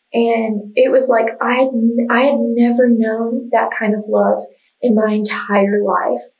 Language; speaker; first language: English; native; English